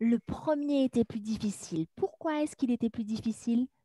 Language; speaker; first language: French; native; French